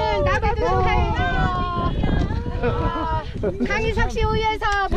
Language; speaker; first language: Korean; native; Korean